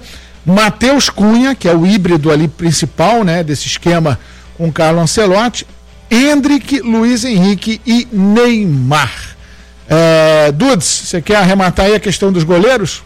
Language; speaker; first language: Portuguese; native; Portuguese